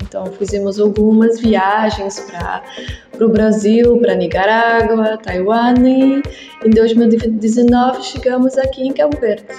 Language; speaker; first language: Portuguese; non-native, learner; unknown